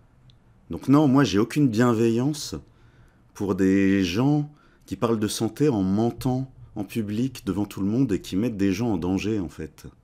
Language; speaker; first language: French; native; French